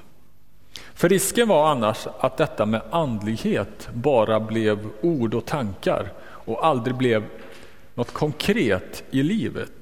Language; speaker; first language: Swedish; native; Swedish